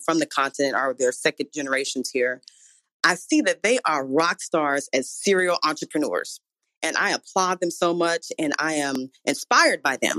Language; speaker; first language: English; native; English